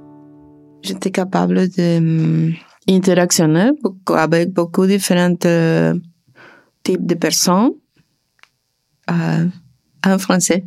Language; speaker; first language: French; non-native, learner; Spanish